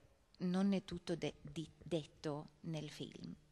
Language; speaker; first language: Italian; non-native, fluent; Swedish